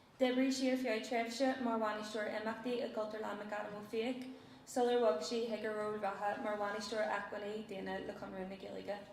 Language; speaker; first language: Irish; non-native, local second language; English